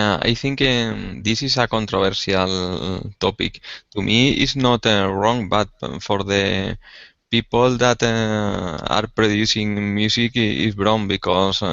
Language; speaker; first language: English; non-native, learner; Spanish